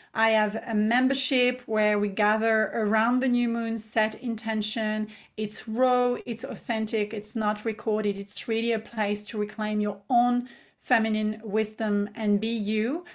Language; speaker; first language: English; non-native, fluent; French